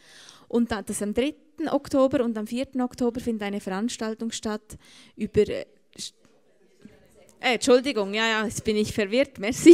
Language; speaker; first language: German; native; German